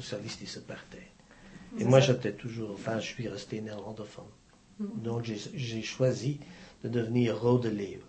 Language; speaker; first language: French; native; French